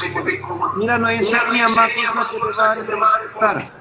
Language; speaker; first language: Spanish; non-native, learner; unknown